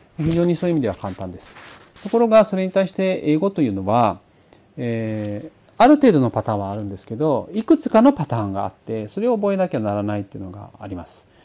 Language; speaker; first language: Japanese; early bilingual, heritage; Portuguese